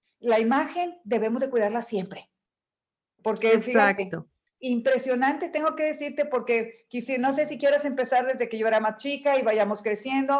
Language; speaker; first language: Spanish; native; Spanish